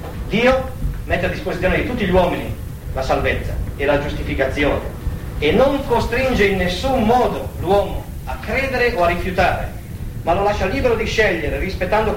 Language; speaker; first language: Italian; native; Italian